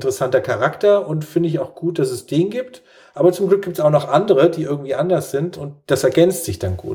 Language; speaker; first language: German; native; German